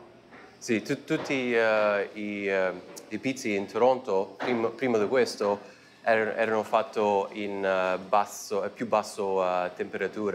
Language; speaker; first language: Italian; early bilingual, heritage; Italian